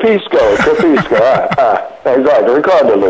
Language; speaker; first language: Italian; non-native, learner; English